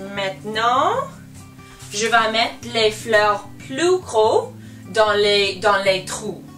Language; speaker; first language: French; non-native, learner; English